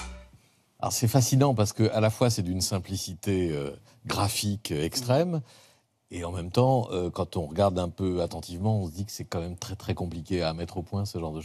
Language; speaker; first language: French; native; French